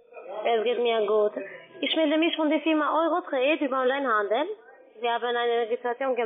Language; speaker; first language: German; non-native, learner; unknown